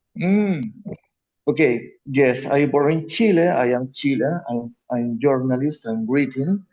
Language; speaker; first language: English; non-native, learner; Spanish